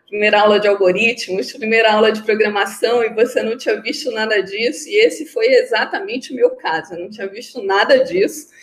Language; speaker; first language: Portuguese; native; Portuguese